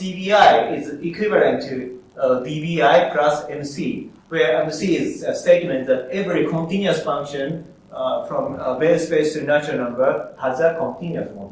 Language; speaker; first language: English; non-native, fluent; Japanese